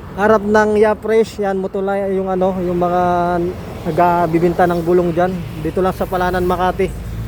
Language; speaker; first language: Filipino; native; Filipino